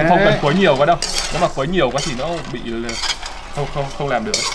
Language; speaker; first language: Vietnamese; native; Vietnamese